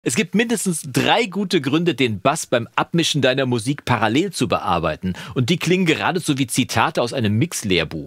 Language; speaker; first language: German; native; German